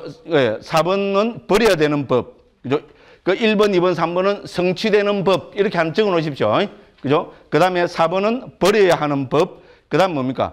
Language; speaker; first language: Korean; native; Korean